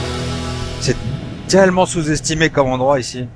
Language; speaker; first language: French; native; French